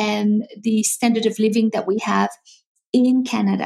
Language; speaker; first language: English; non-native, fluent; French